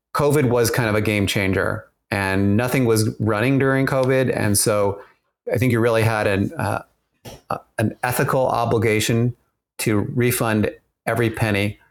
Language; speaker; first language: English; early bilingual, other home language; German